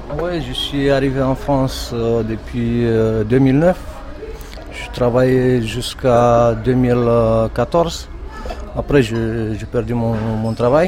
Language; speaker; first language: French; non-native, fluent; Romanian